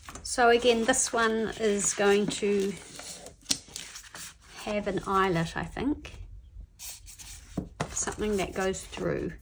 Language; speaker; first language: English; native; English